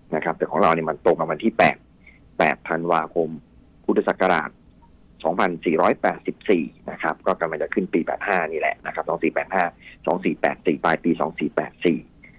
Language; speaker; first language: Thai; native; Thai